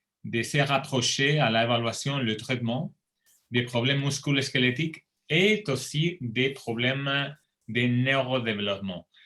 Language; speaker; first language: French; non-native, fluent; Spanish